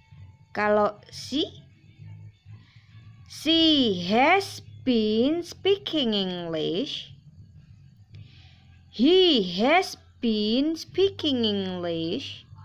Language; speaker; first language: English; non-native, fluent; Indonesian